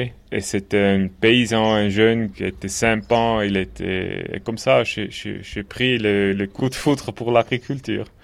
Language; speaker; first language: French; non-native, local second language; German